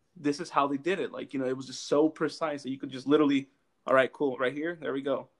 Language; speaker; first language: English; native; English